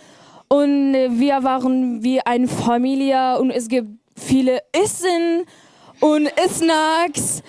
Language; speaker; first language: German; non-native, learner; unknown